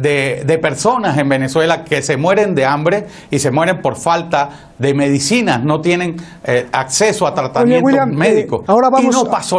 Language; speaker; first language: Spanish; native; Spanish